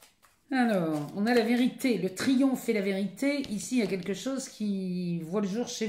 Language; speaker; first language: French; native; French